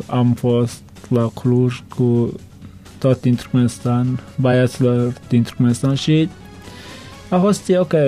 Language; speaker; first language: Romanian; non-native, learner; Turkmen